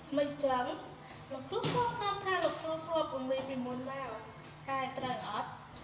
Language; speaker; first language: Khmer; native; Khmer